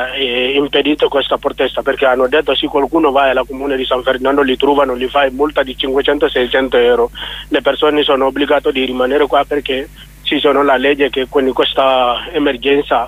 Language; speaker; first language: Italian; non-native, learner; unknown